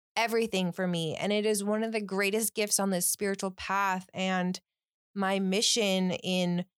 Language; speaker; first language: English; native; English